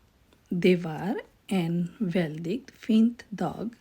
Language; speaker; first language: Swedish; non-native, learner; Urdu